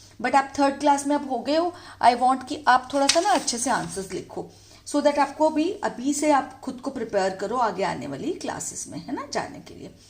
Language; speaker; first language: Hindi; native; Hindi